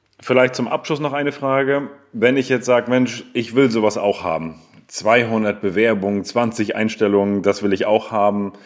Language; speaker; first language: German; native; German